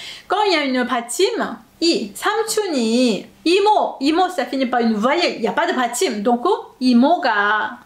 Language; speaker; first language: French; non-native, fluent; Korean